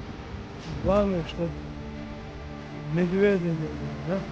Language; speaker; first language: Russian; non-native, local second language; Chechen